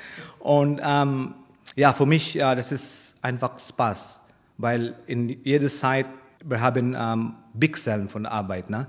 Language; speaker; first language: German; non-native, learner; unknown